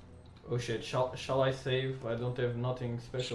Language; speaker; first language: English; non-native, learner; Portuguese